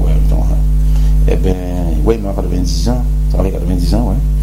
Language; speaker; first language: French; non-native, local second language; Guadeloupean Creole French